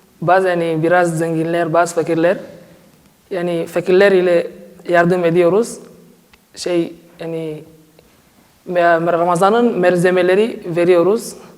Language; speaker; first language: Turkish; non-native, learner; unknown